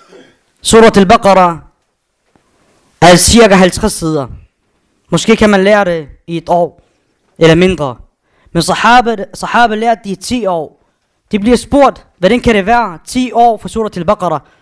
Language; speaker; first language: Danish; non-native, fluent; Arabic